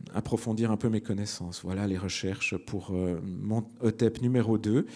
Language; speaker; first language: French; native; French